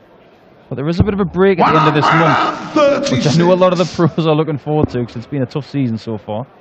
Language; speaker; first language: English; native; English